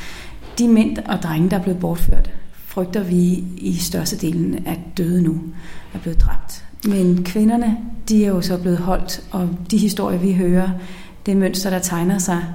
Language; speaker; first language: Danish; native; Danish